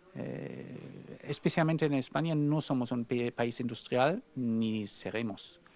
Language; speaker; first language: Spanish; non-native, fluent; German